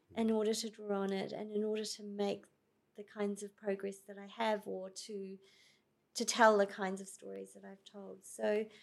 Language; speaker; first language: English; native; English